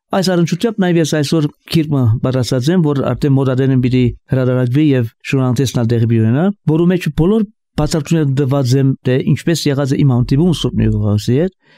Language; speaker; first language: Armenian; early bilingual, heritage; Armenian